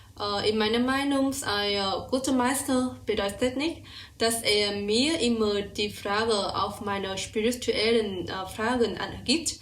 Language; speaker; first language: German; non-native, learner; Vietnamese